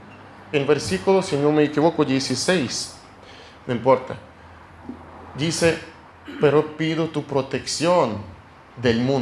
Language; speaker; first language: Spanish; non-native, fluent; Russian